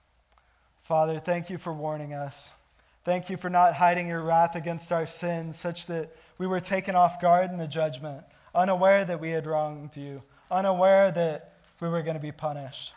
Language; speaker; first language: English; native; English